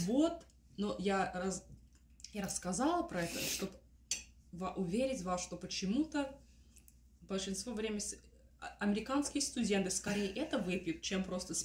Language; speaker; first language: Russian; early bilingual, heritage; Russian